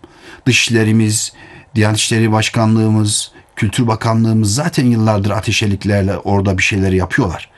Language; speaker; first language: Turkish; native; Turkish